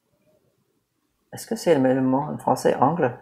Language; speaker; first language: French; non-native, learner; English